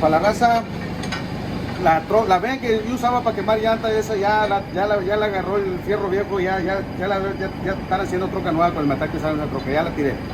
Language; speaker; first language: Spanish; early bilingual, other home language; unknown